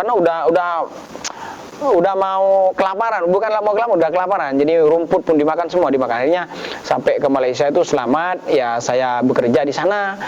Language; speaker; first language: Indonesian; non-native, local second language; Madurese